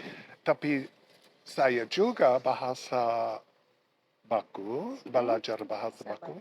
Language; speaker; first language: Indonesian; non-native, learner; English